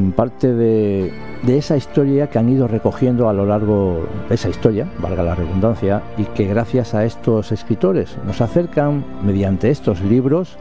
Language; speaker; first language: Spanish; native; Spanish